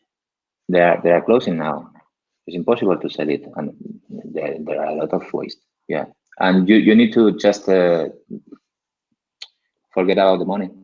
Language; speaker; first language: English; non-native, learner; Spanish